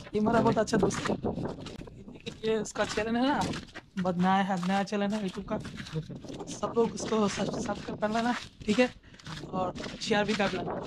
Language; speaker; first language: Hindi; non-native, learner; Bangla